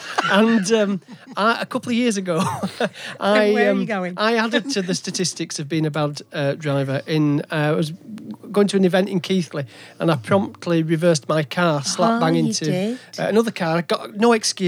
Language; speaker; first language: English; native; English